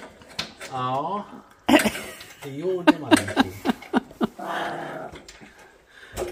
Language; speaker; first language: Swedish; non-native, fluent; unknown